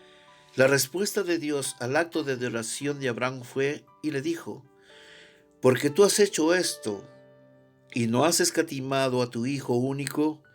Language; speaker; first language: Spanish; native; Spanish